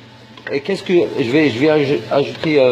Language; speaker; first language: French; non-native, fluent; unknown